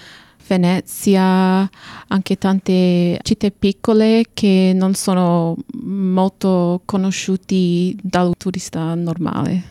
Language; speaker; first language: Italian; non-native, fluent; English